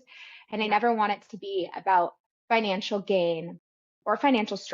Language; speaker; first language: English; native; English